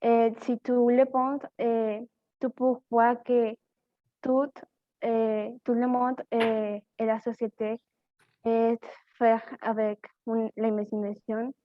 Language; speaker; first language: French; non-native, learner; Spanish